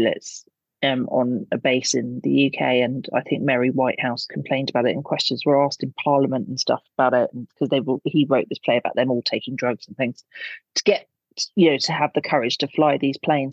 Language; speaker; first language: English; native; English